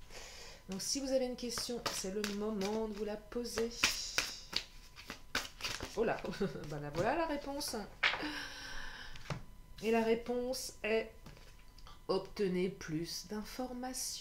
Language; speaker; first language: French; native; French